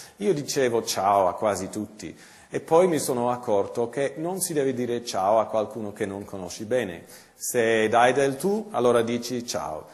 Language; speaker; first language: Italian; non-native, fluent; English